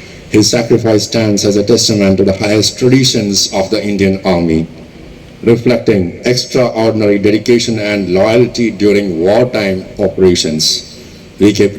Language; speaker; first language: English; non-native, local second language; Malayalam